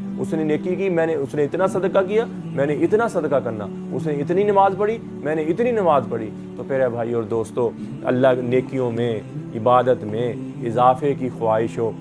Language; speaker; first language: Urdu; non-native, local second language; Punjabi